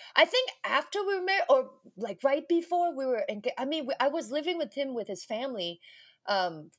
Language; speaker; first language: English; non-native, local second language; Cantonese